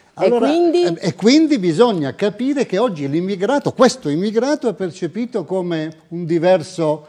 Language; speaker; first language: Italian; native; Italian